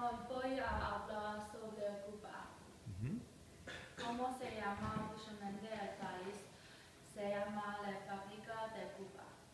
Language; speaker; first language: Spanish; non-native, learner; English